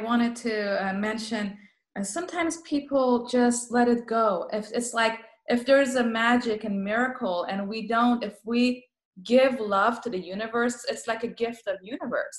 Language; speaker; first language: English; non-native, fluent; Persian